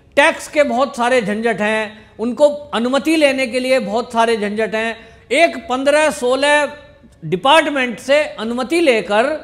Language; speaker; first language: Hindi; native; Hindi